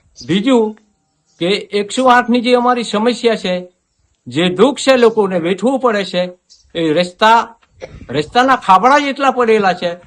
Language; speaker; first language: Gujarati; non-native, local second language; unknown